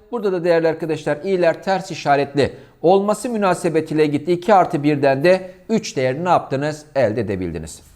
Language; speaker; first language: Turkish; native; Turkish